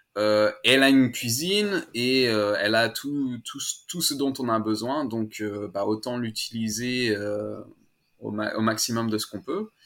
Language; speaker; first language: French; native; French